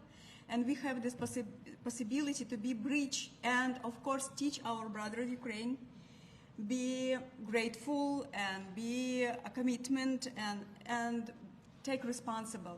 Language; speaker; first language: English; non-native, learner; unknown